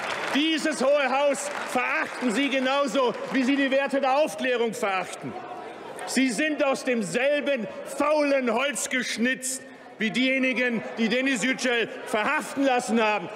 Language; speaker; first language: German; early bilingual, other home language; Turkish